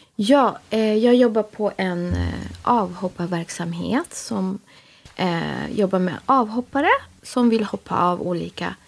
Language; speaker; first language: Swedish; early bilingual, other home language; Spanish